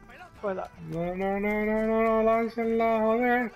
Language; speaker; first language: Spanish; native; Spanish